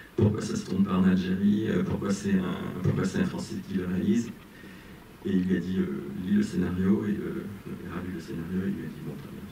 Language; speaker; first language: French; native; French